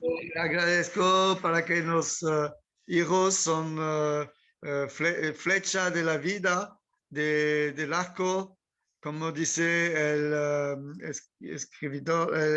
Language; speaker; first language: Spanish; non-native, learner; French